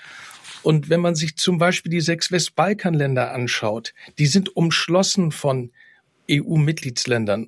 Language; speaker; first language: German; native; German